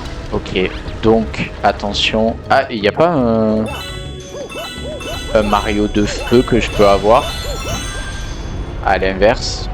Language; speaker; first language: French; native; French